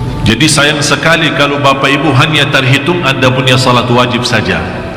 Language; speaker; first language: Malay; non-native, fluent; Arabic